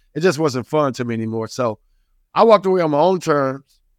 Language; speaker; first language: English; native; English